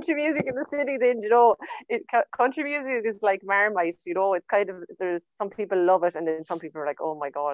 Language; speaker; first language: English; native; English